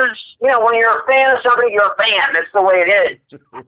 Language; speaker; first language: English; native; English